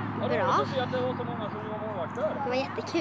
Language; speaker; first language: Swedish; native; Swedish